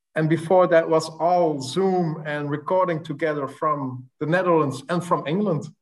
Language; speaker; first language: English; non-native, fluent; Dutch